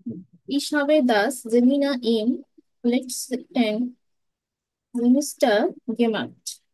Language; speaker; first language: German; non-native, learner; Bangla